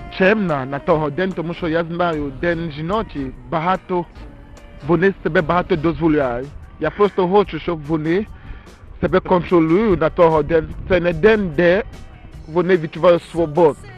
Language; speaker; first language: Ukrainian; non-native, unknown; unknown